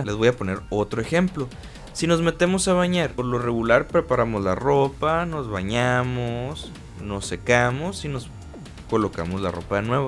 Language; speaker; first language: Spanish; native; Spanish